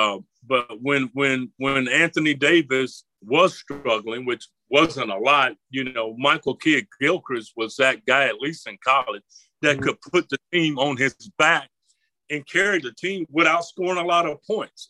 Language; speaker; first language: English; native; English